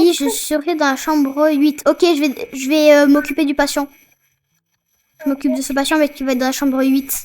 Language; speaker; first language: French; native; French